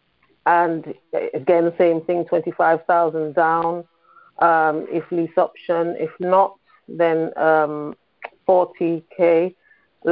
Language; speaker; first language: English; native; English